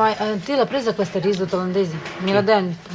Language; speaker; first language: Italian; non-native, learner; Russian